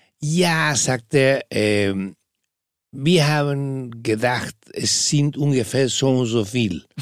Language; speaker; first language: German; non-native, fluent; Spanish